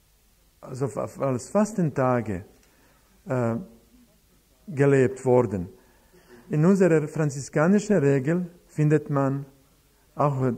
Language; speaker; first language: German; non-native, fluent; Croatian